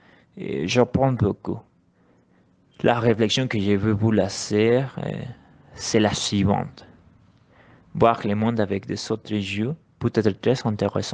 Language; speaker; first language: French; non-native, learner; Spanish